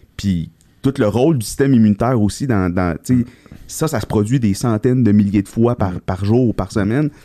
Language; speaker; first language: French; native; French